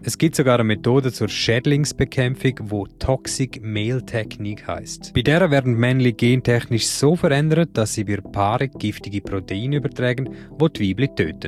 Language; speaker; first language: German; native; German